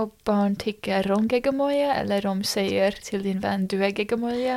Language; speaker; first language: Swedish; non-native, fluent; English